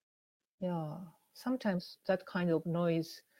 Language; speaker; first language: English; non-native, learner; Japanese